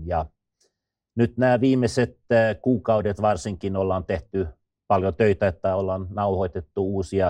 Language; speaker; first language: Finnish; non-native, fluent; Swedish